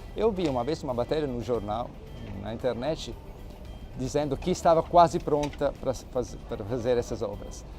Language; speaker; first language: Portuguese; non-native, fluent; Italian